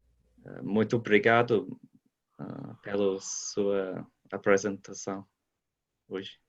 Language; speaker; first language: Portuguese; non-native, learner; English